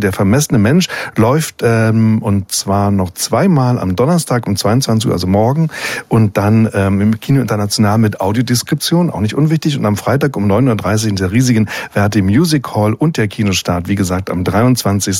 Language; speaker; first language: German; native; German